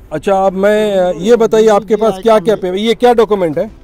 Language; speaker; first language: Hindi; native; Hindi